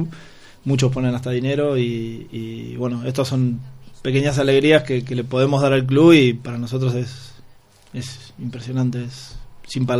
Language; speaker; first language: Spanish; native; Spanish